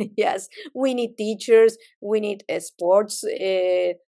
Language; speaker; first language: English; non-native, fluent; Spanish